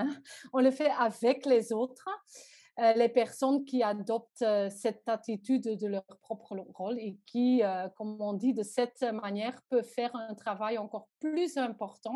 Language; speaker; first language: French; non-native, local second language; Dutch